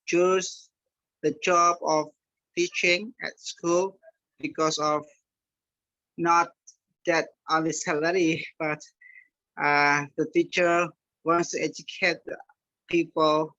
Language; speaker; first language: English; non-native, learner; Indonesian